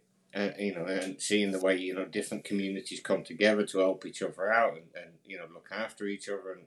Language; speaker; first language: English; native; English